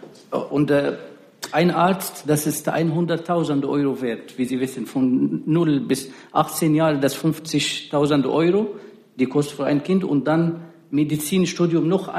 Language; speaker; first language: German; non-native, fluent; Arabic